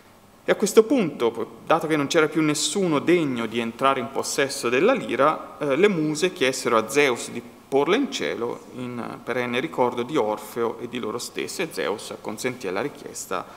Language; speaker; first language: Italian; native; Italian